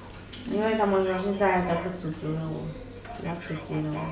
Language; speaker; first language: Chinese; non-native, fluent; Thai